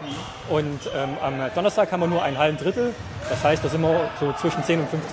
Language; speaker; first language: German; native; German